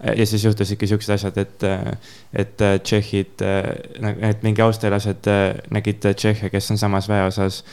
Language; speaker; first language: Estonian; native; Estonian